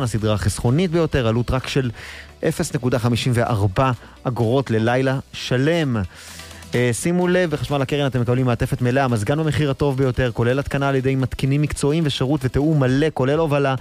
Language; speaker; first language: Hebrew; native; Hebrew